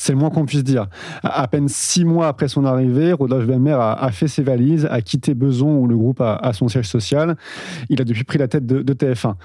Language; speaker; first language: French; native; French